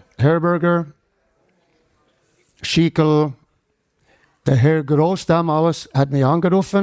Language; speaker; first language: German; non-native, fluent; English